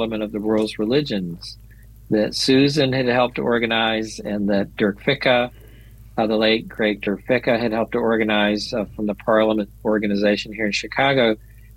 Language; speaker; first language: English; native; English